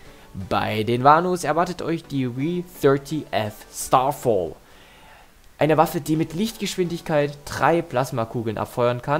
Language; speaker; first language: German; native; German